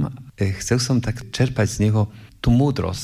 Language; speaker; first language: Slovak; non-native, fluent; Polish